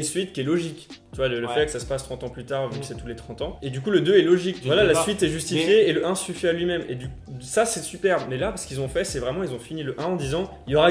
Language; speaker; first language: French; native; French